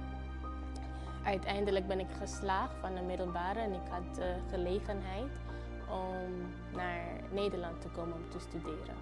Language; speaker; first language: Dutch; non-native, fluent; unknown